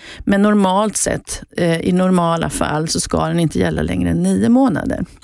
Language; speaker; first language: Swedish; native; Swedish